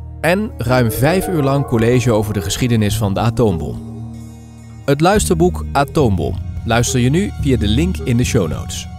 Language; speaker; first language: Dutch; native; Dutch